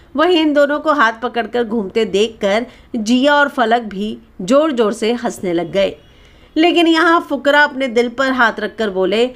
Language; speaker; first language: Hindi; native; Hindi